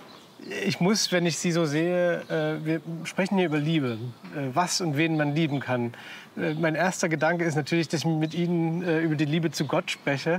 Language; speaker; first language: German; native; German